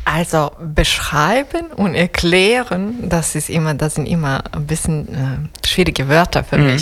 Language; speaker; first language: German; non-native, fluent; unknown